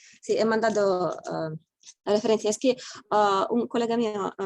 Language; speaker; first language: Spanish; non-native, fluent; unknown